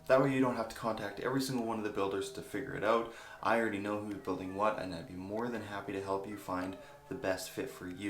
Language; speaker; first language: English; native; English